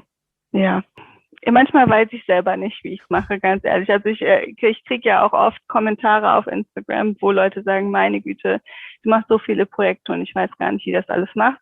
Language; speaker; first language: German; native; German